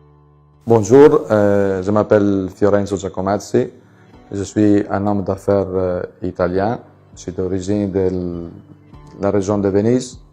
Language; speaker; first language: French; non-native, fluent; Italian